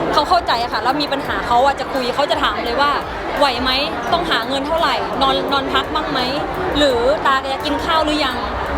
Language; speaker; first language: Thai; native; Thai